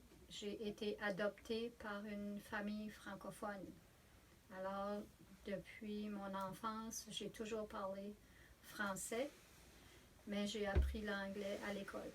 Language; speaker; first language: French; native; French